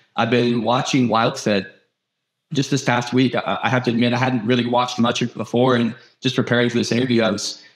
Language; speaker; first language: English; native; English